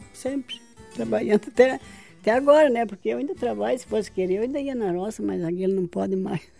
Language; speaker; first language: Portuguese; native; Portuguese